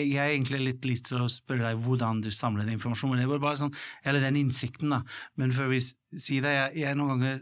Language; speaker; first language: Norwegian; non-native, fluent; English